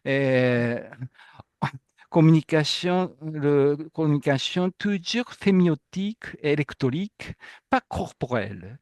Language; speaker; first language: French; non-native, fluent; Japanese